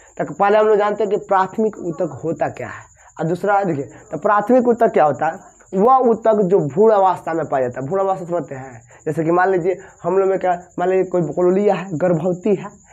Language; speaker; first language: Hindi; native; Hindi